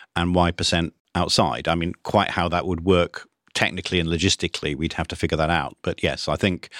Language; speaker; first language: English; native; English